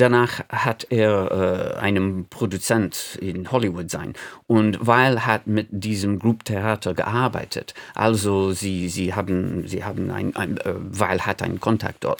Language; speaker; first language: German; non-native, fluent; English